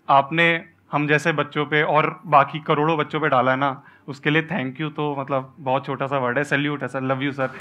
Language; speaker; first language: Hindi; native; Hindi